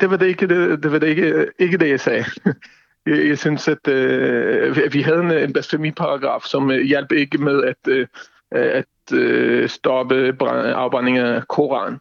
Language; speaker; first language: Danish; non-native, fluent; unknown